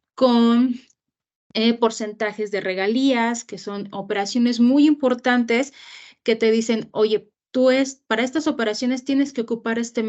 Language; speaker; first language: Spanish; native; Spanish